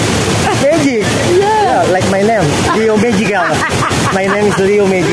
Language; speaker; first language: English; non-native, learner; Indonesian